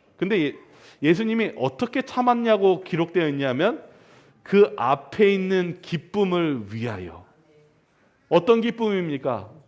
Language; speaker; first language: Korean; native; Korean